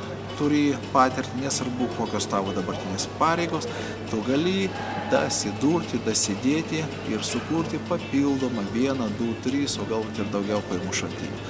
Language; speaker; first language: Lithuanian; native; Lithuanian